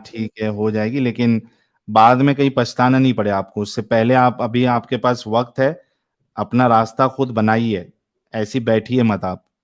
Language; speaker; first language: Hindi; native; Hindi